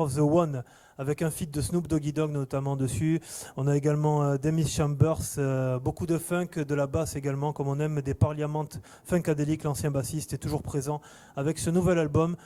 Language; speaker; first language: French; native; French